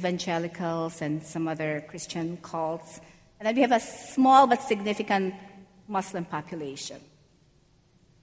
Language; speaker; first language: English; non-native, local second language; Filipino